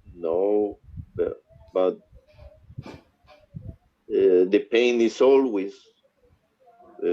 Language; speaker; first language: English; non-native, learner; Spanish